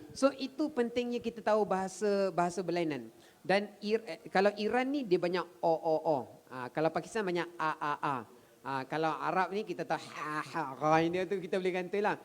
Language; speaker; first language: Malay; native; Malay